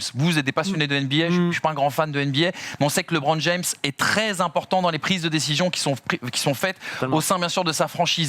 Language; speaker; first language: French; native; French